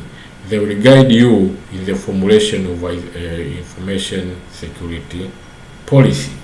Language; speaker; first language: English; non-native, local second language; Swahili